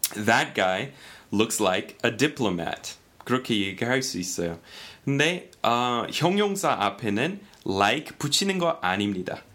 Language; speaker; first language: Korean; non-native, fluent; English